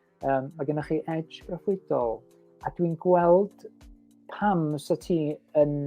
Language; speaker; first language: Welsh; native; Welsh